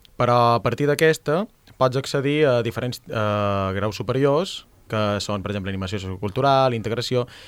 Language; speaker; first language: Catalan; native; Catalan